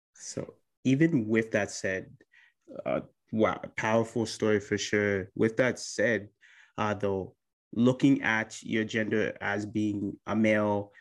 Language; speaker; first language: English; early bilingual, other home language; Akan